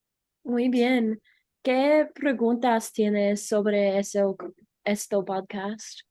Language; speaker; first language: Spanish; non-native, learner; English